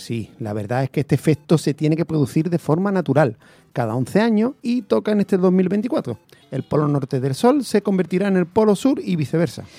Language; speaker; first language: Spanish; native; Spanish